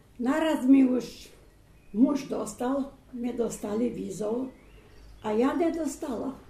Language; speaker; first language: Slovak; non-native, local second language; Rusyn